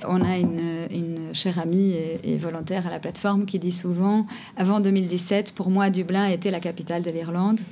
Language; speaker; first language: French; non-native, fluent; Portuguese